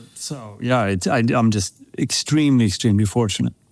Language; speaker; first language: English; non-native, fluent; Swedish